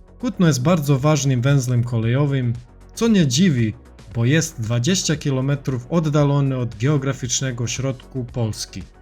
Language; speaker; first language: Polish; non-native, fluent; Serbian